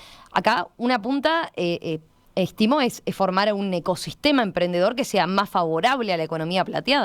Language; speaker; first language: Spanish; native; Spanish